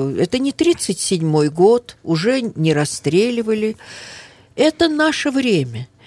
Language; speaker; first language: Russian; early bilingual, heritage; Russian